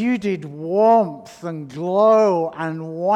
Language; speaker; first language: English; native; English